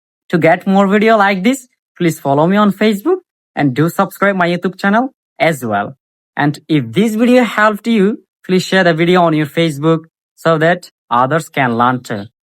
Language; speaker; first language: English; non-native, local second language; Bangla